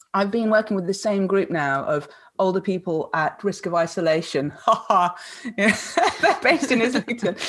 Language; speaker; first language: English; native; English